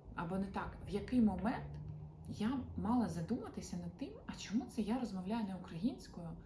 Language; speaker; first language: Ukrainian; non-native, local second language; Russian